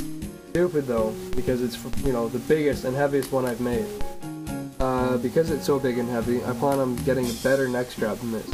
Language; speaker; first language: English; native; English